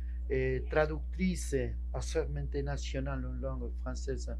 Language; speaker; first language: French; non-native, fluent; Spanish